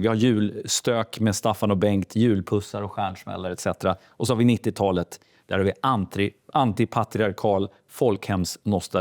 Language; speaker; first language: Swedish; native; Swedish